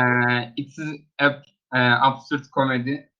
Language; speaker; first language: English; non-native, learner; Turkish